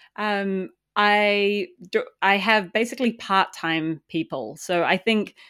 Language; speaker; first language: English; native; English